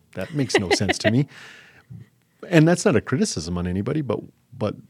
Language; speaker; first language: English; native; English